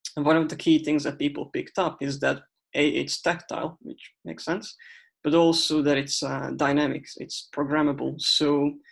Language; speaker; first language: English; non-native, fluent; Hungarian